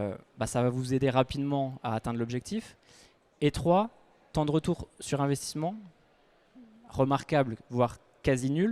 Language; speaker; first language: French; native; French